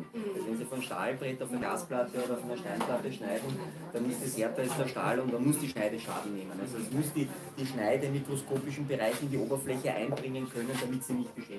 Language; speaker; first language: German; native; German